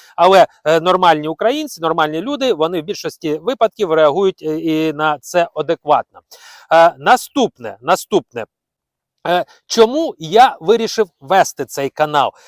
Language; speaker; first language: Ukrainian; non-native, local second language; Russian